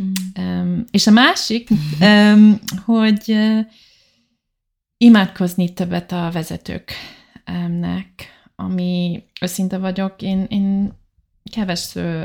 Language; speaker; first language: Hungarian; non-native, learner; English